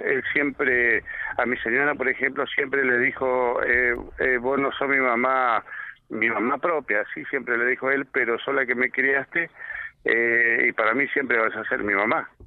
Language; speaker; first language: Spanish; native; Spanish